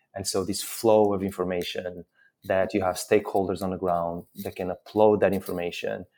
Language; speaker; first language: English; non-native, fluent; Portuguese